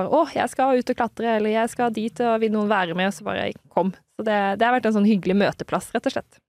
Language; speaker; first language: Norwegian; native; Norwegian